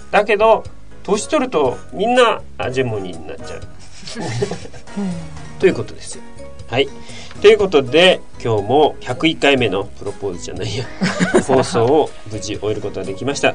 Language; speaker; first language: Japanese; native; Japanese